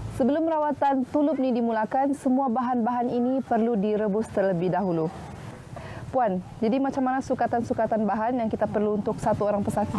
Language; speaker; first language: Malay; native; Malay